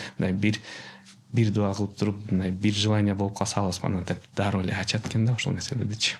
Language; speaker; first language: Kyrgyz; non-native, local second language; Russian